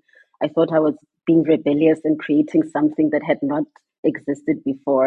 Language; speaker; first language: English; non-native, local second language; Tswana